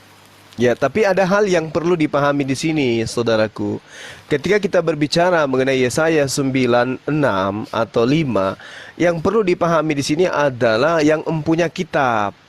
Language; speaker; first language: Indonesian; native; Indonesian